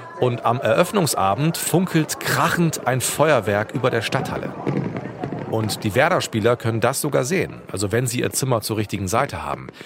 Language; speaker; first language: German; native; German